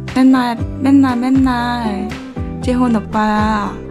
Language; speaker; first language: Korean; non-native, learner; Vietnamese